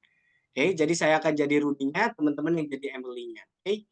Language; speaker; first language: Indonesian; native; Indonesian